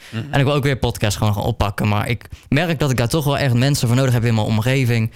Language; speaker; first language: Dutch; native; Dutch